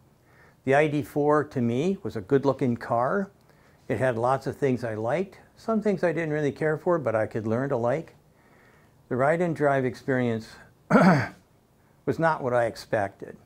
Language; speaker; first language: English; native; English